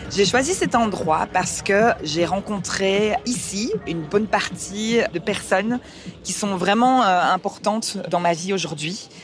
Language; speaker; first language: French; native; French